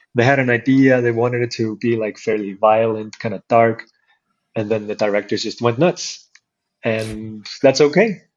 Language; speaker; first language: English; non-native, fluent; Icelandic